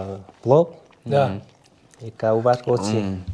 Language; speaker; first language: Russian; non-native, learner; Vietnamese